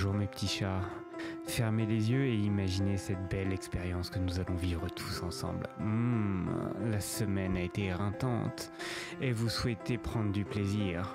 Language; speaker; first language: French; native; French